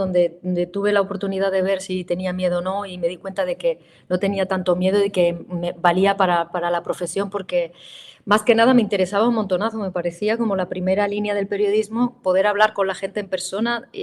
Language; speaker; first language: Spanish; native; Spanish